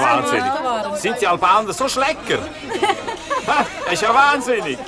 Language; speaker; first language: German; native; German